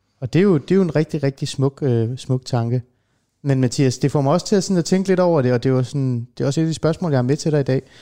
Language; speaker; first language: Danish; early bilingual, other home language; Persian